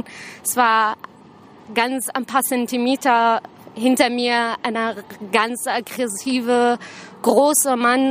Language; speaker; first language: German; non-native, learner; Arabic